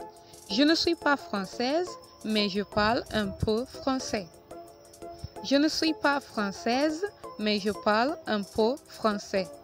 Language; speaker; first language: French; non-native, fluent; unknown